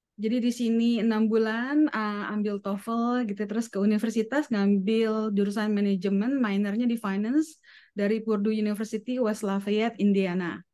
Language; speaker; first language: Indonesian; native; Indonesian